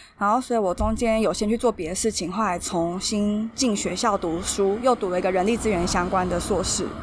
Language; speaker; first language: Chinese; native; Chinese